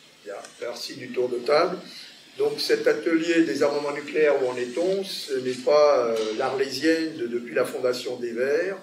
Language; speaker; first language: French; native; French